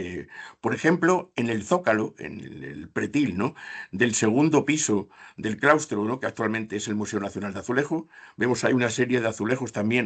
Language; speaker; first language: Spanish; native; Spanish